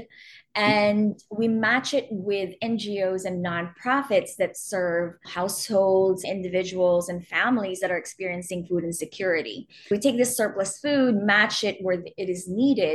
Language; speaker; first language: English; non-native, local second language; Filipino